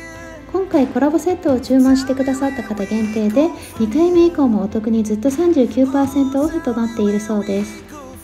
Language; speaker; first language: Japanese; native; Japanese